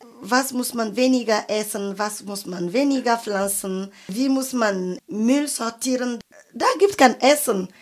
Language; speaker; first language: German; non-native, fluent; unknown